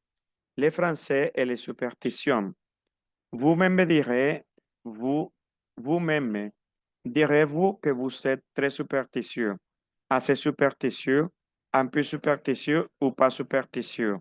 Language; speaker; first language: French; non-native, fluent; Spanish